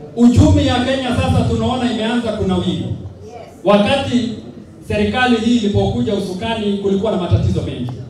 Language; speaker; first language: Swahili; native; Swahili